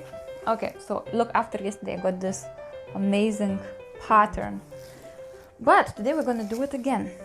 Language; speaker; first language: English; non-native, fluent; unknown